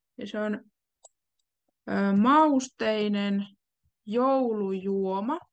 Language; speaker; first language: Finnish; native; Finnish